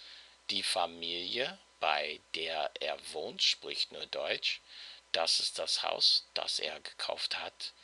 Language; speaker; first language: German; non-native, fluent; English